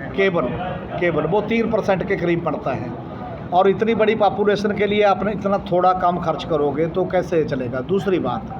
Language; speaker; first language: Hindi; non-native, local second language; Punjabi